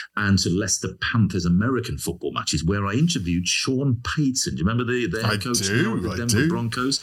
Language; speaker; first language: English; native; English